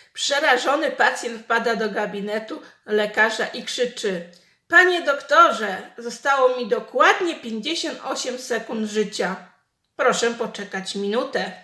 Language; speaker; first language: Polish; native; Polish